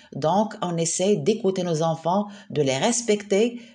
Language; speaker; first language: French; non-native, local second language; Arabic